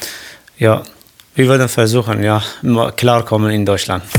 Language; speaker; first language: German; non-native, learner; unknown